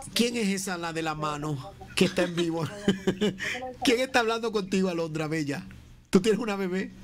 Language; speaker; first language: Spanish; native; Spanish